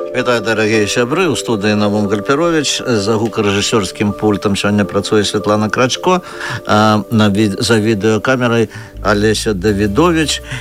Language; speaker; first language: Belarusian; native; Belarusian